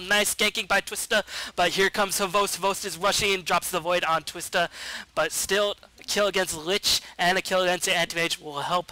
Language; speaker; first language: English; native; English